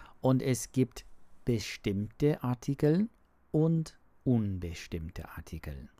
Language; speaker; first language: German; non-native, learner; English